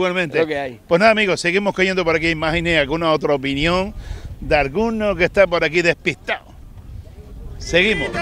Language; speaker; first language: Spanish; native; Spanish